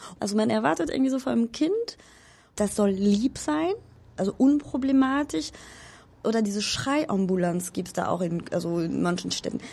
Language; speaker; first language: German; non-native, fluent; French